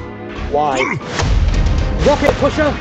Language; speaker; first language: English; native; English